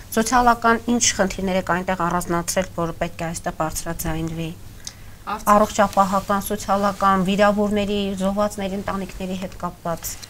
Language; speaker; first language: Armenian; native; Armenian